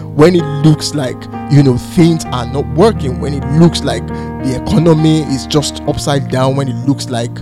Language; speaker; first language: English; non-native, local second language; Yoruba